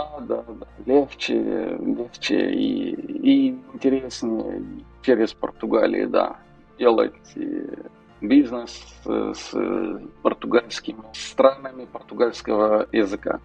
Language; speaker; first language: Russian; non-native, local second language; Romanian